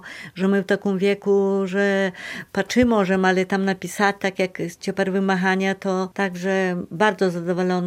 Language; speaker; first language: Polish; non-native, local second language; Belarusian